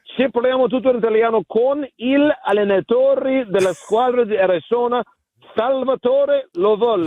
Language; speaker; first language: Italian; non-native, learner; English